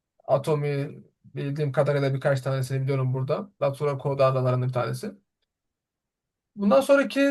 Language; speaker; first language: Turkish; native; Turkish